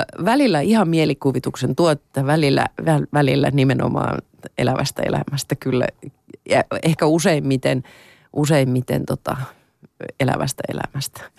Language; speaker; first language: Finnish; non-native, local second language; Swedish